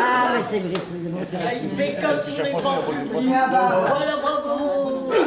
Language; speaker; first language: French; native; French